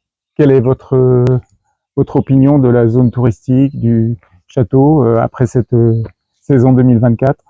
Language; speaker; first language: French; native; French